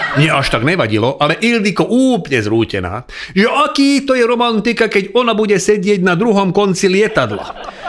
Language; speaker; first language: Slovak; non-native, local second language; Hungarian